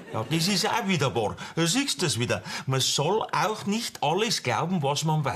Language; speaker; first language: German; native; German